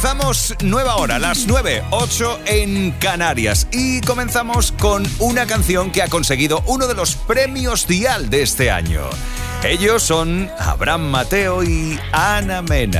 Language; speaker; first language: Spanish; native; Spanish